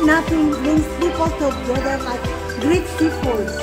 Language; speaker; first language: English; non-native, learner; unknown